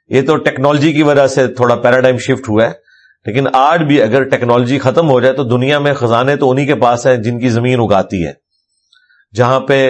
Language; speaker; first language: Urdu; non-native, local second language; Punjabi